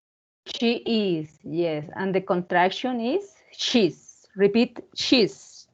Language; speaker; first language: English; non-native, learner; Spanish